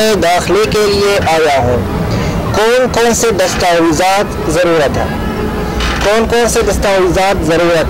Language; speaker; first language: Hindi; non-native, learner; Arabic